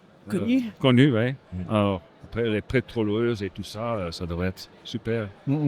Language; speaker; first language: French; non-native, local second language; Dutch